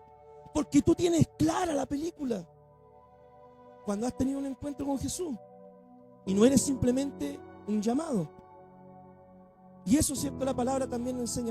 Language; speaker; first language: Spanish; native; Spanish